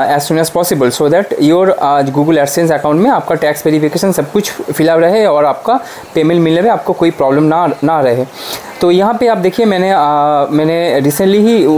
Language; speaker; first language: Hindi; non-native, local second language; Bangla